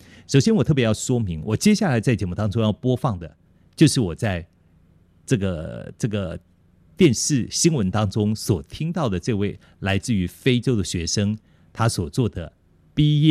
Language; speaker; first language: Chinese; native; Chinese